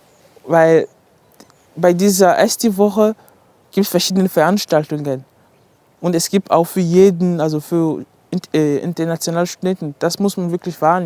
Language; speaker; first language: German; non-native, fluent; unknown